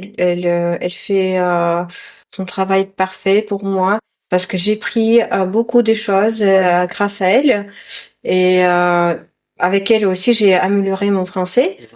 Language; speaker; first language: French; non-native, learner; Ukrainian